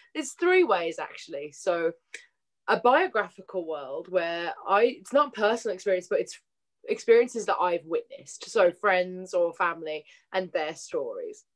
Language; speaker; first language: English; native; English